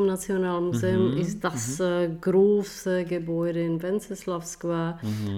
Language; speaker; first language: German; non-native, fluent; Czech